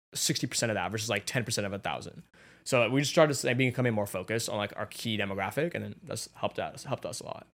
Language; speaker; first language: English; native; English